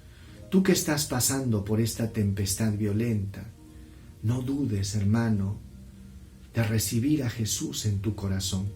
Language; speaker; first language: Spanish; native; Spanish